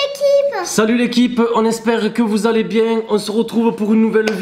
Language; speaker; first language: French; native; French